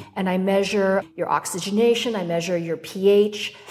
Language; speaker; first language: English; native; English